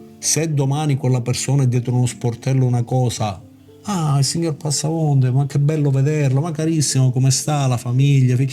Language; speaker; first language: Italian; native; Italian